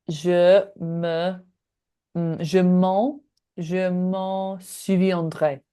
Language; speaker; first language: French; non-native, learner; English